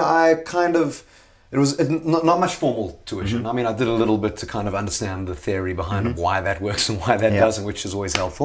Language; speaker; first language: English; native; English